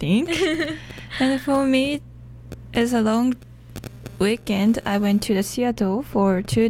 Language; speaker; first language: English; non-native, learner; Japanese